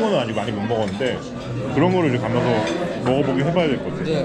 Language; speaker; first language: Korean; native; Korean